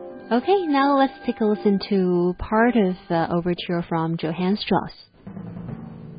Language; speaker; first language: English; non-native, fluent; Chinese